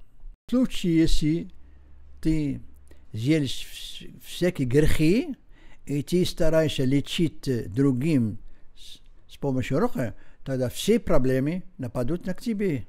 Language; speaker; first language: Russian; non-native, learner; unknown